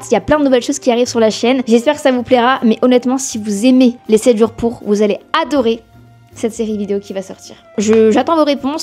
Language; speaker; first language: French; native; French